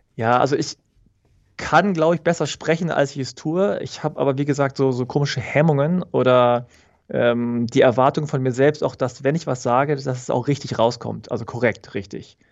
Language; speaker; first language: German; early bilingual, other home language; Korean